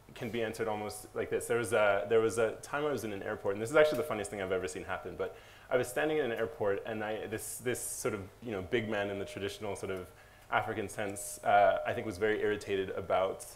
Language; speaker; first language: English; native; English